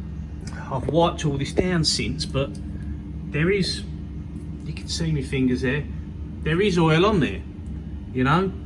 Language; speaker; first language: English; native; English